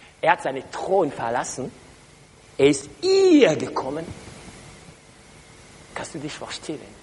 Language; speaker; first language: German; non-native, learner; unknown